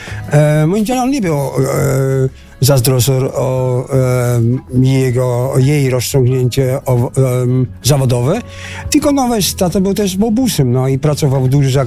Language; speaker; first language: Polish; non-native, fluent; Dutch